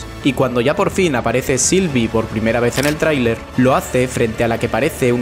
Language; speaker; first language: Spanish; native; Spanish